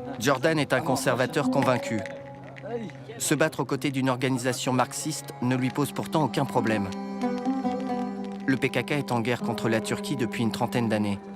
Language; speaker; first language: French; native; French